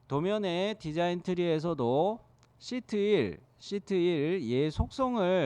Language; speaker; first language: Korean; native; Korean